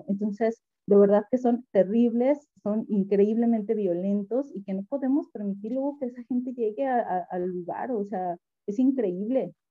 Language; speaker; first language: Spanish; native; Spanish